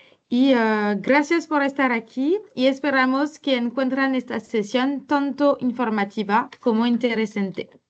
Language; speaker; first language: Spanish; non-native, learner; French